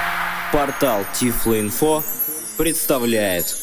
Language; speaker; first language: Russian; native; Russian